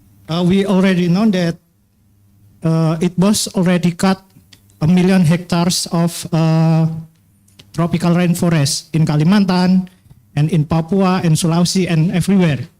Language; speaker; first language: English; non-native, fluent; Indonesian